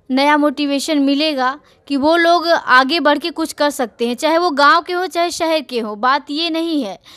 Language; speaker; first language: Hindi; native; Hindi